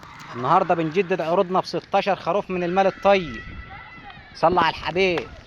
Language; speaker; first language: Arabic; native; Arabic